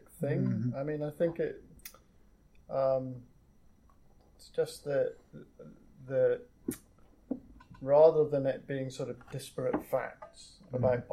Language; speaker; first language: English; native; English